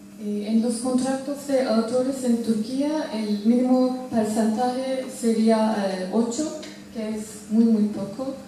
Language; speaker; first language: Spanish; non-native, fluent; Turkish